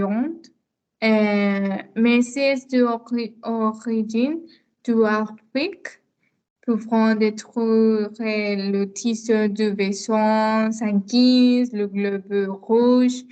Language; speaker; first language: French; non-native, learner; Spanish